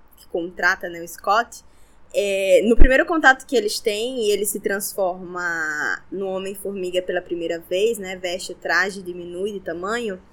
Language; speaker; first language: Portuguese; native; Portuguese